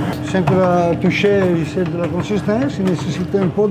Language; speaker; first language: French; non-native, learner; Italian